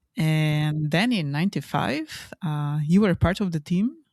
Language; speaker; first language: English; non-native, fluent; Slovenian